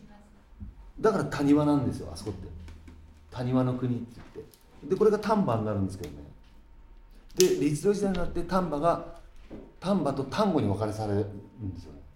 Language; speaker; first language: Japanese; native; Japanese